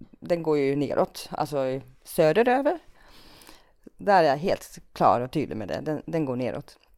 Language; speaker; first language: Swedish; early bilingual, other home language; Finnish